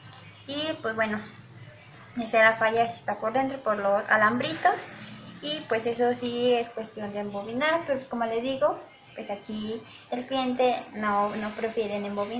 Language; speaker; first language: Spanish; native; Spanish